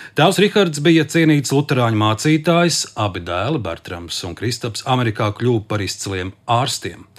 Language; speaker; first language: Latvian; native; Latvian